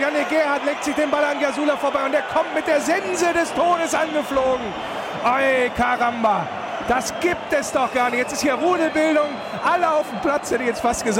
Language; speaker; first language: German; native; German